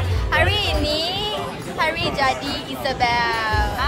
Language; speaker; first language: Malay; non-native, learner; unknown